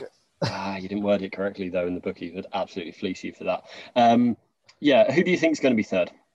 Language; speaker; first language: English; native; English